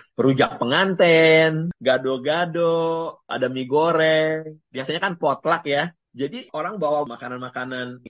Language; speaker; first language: Indonesian; native; Indonesian